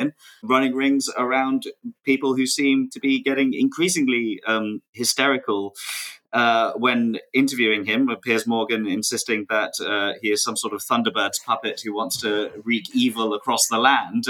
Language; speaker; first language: English; native; English